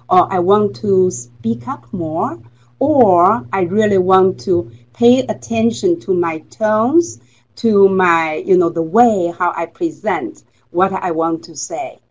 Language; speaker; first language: English; non-native, fluent; Chinese